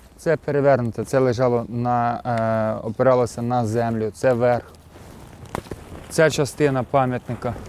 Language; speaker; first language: Ukrainian; native; Ukrainian